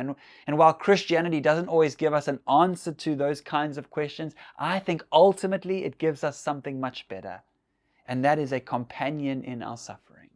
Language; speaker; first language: English; native; English